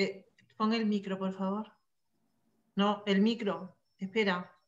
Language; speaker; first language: Spanish; native; Spanish